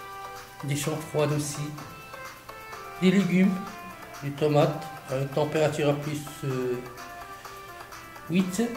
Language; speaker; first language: French; non-native, local second language; Arabic